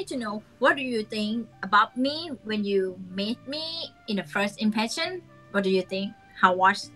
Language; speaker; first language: English; non-native, learner; Thai